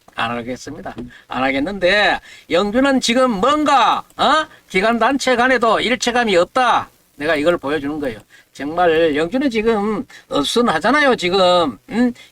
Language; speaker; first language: Korean; native; Korean